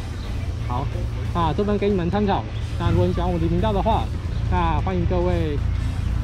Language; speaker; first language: Chinese; native; Chinese